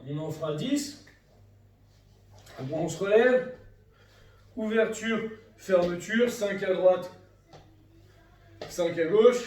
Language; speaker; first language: French; native; French